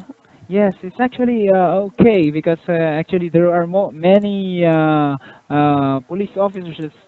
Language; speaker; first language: English; non-native, local second language; Filipino